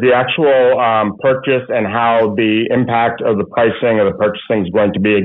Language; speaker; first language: English; native; English